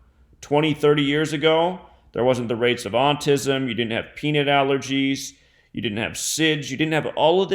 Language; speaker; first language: English; native; English